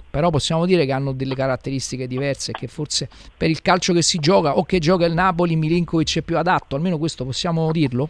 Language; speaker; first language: Italian; native; Italian